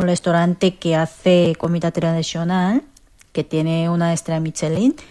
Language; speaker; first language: Spanish; non-native, learner; Korean